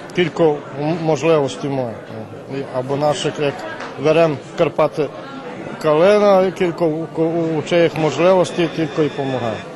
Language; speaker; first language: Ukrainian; early bilingual, heritage; Ukrainian